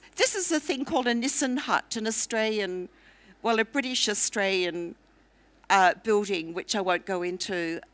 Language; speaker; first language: English; native; English